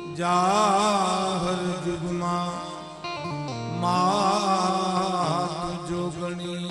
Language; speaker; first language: Gujarati; native; Gujarati